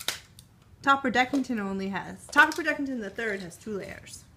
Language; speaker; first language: English; native; English